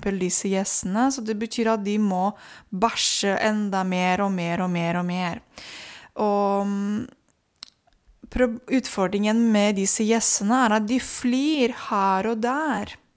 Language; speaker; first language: Norwegian; non-native, fluent; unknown